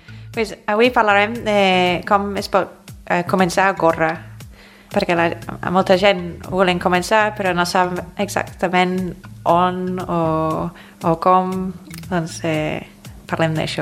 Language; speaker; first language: Catalan; non-native, fluent; English